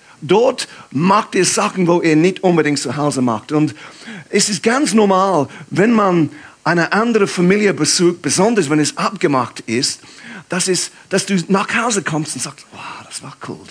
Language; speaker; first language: German; non-native, fluent; English